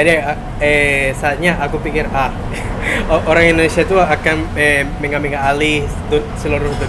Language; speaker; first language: Indonesian; non-native, learner; Spanish